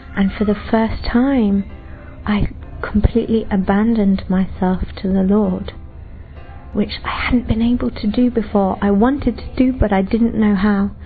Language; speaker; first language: English; native; English